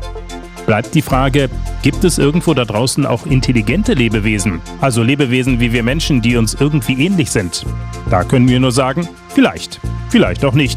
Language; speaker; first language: German; native; German